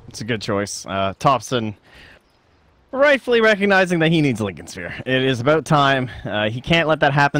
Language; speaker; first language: English; native; English